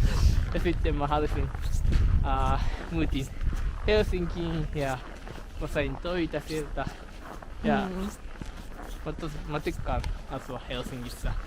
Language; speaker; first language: Finnish; non-native, learner; Japanese